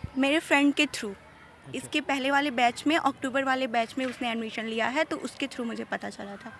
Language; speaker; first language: Hindi; native; Hindi